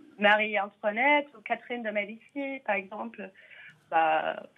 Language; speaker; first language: French; non-native, fluent; English